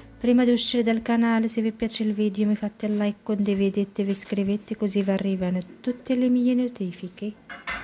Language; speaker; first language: Italian; non-native, fluent; Arabic